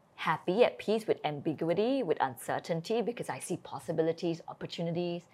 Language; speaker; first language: English; native; English